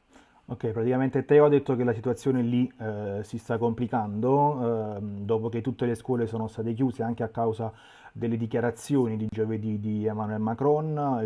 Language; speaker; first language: Italian; native; Italian